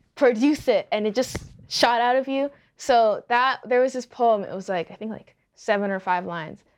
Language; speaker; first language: English; early bilingual, other home language; Yoruba